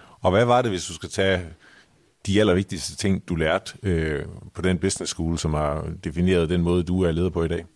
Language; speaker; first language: Danish; native; Danish